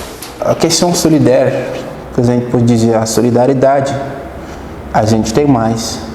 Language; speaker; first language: Portuguese; non-native, fluent; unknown